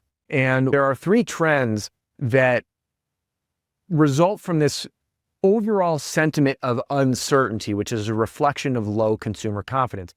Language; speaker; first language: English; native; English